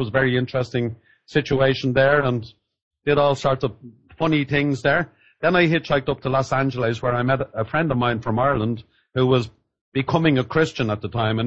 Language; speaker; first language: English; native; English